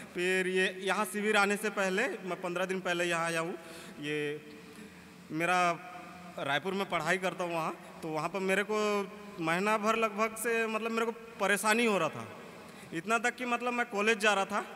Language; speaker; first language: Hindi; native; Hindi